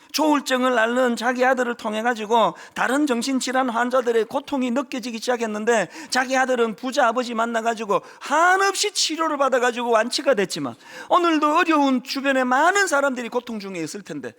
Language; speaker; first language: Korean; native; Korean